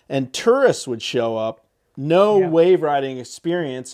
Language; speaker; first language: English; native; English